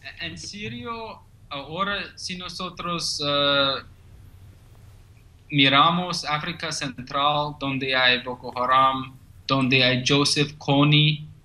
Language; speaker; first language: Spanish; non-native, learner; English